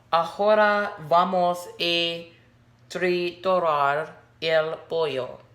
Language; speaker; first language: Spanish; non-native, learner; English